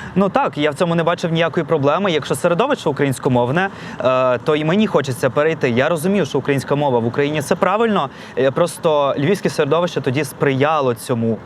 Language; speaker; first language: Ukrainian; non-native, local second language; Russian